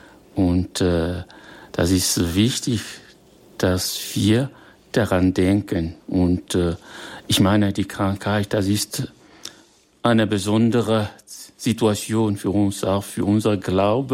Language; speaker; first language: German; non-native, fluent; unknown